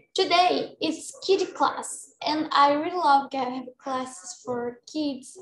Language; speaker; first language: English; non-native, fluent; Portuguese